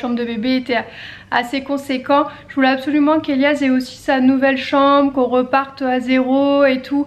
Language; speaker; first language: French; native; French